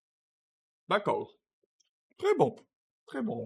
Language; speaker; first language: French; non-native, learner; Russian